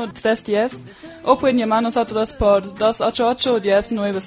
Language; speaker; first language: Spanish; non-native, fluent; German